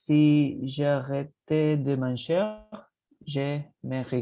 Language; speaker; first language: French; non-native, learner; Spanish